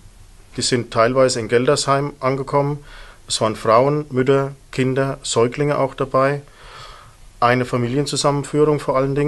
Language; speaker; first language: German; native; German